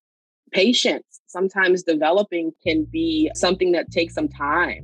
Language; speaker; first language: English; native; English